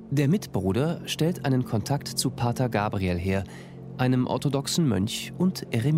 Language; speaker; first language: German; native; German